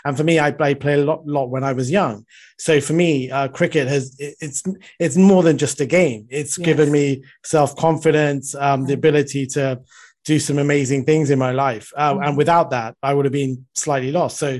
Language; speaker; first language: English; non-native, local second language; Sinhala